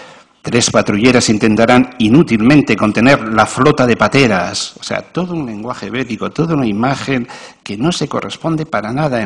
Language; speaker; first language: Spanish; native; Spanish